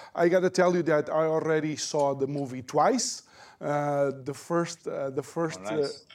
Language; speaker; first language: English; non-native, fluent; Portuguese